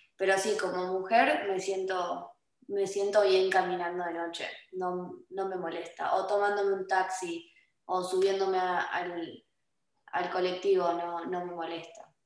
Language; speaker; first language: Spanish; native; Spanish